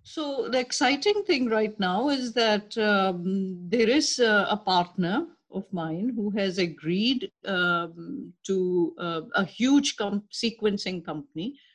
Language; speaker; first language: English; non-native, local second language; Urdu